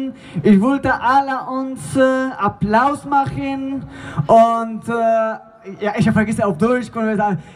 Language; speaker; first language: German; non-native, learner; Persian